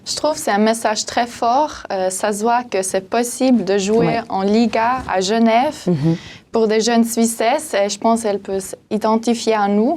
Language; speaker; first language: French; non-native, local second language; German